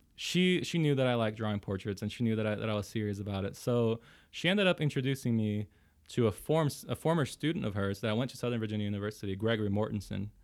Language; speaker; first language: English; early bilingual, other home language; Portuguese